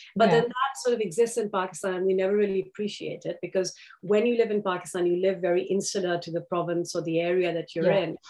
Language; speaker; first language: English; non-native, local second language; Urdu